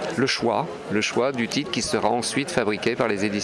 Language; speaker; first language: French; native; French